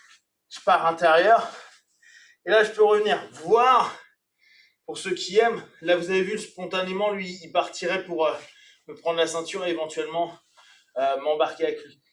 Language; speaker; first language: French; native; French